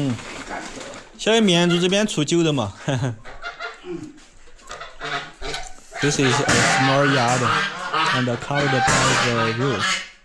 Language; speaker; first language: English; non-native, fluent; Chinese